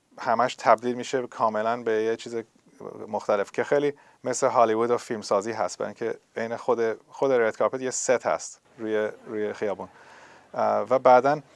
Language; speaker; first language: Persian; early bilingual, heritage; Persian